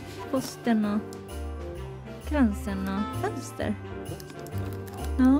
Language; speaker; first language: Swedish; non-native, learner; Japanese